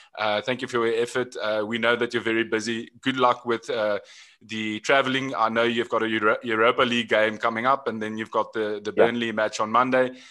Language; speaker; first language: English; non-native, local second language; Afrikaans